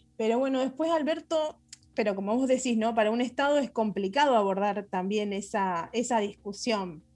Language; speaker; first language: Spanish; native; Spanish